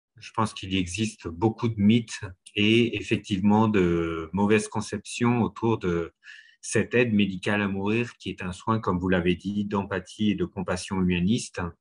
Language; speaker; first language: French; native; French